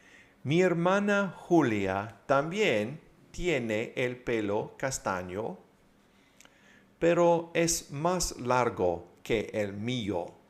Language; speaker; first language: Spanish; non-native, fluent; English